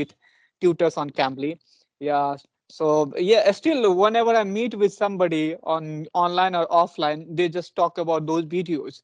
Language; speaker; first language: English; non-native, local second language; Punjabi